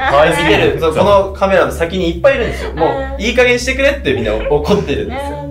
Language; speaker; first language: Japanese; native; Japanese